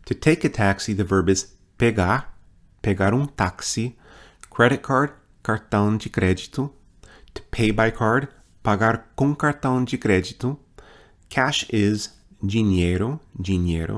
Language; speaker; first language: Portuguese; non-native, fluent; English